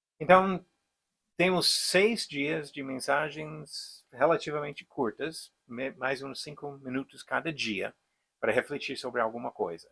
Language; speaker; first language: Portuguese; non-native, fluent; English